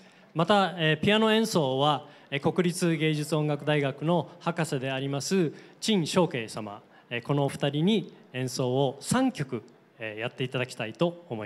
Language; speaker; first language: Japanese; native; Japanese